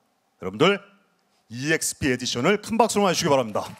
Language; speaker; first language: Korean; native; Korean